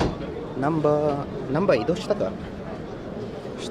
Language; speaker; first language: Japanese; non-native, learner; English